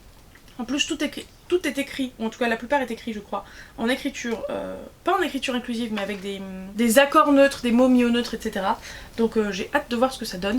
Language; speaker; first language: French; native; French